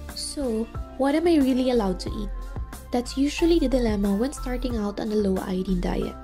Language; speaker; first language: English; non-native, local second language; Filipino